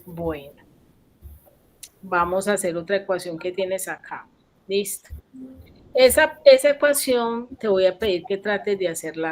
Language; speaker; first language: Spanish; native; Spanish